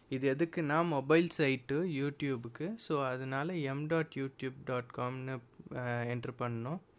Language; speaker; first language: Tamil; non-native, local second language; Telugu